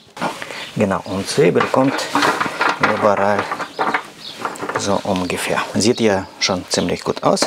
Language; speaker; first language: German; non-native, learner; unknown